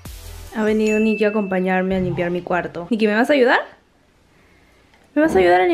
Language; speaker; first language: Spanish; native; Spanish